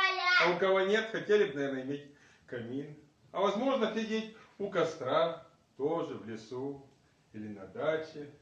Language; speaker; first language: Russian; native; Russian